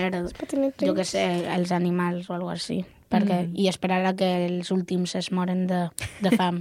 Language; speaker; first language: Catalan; non-native, local second language; Spanish